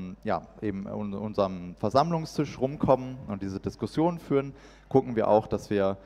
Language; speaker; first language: German; native; German